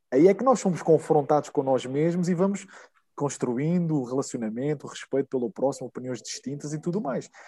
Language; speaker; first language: Portuguese; native; Portuguese